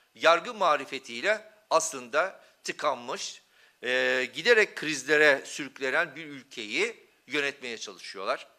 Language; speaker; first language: Turkish; non-native, local second language; Kurdish